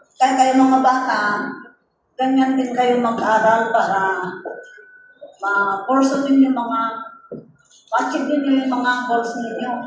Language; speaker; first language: Filipino; non-native, local second language; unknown